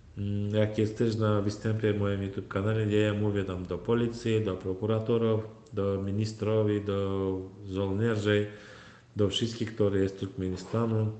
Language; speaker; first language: Polish; non-native, fluent; Turkmen